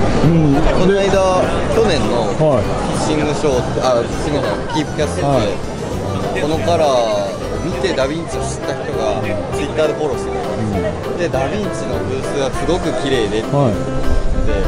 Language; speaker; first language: Japanese; native; Japanese